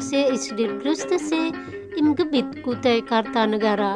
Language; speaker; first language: German; non-native, fluent; Indonesian